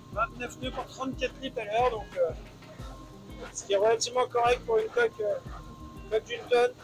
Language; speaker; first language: French; native; French